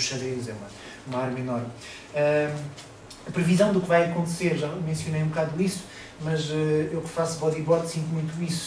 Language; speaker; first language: Portuguese; native; Portuguese